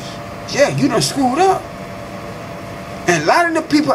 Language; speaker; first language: English; native; English